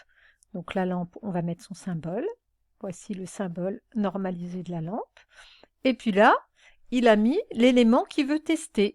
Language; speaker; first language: French; native; French